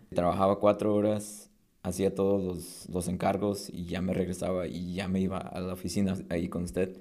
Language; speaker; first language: Spanish; early bilingual, heritage; Spanish